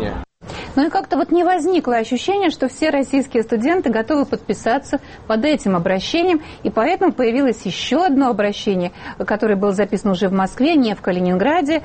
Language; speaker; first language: Russian; native; Russian